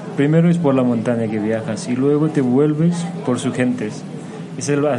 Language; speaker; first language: Spanish; non-native, fluent; Nepali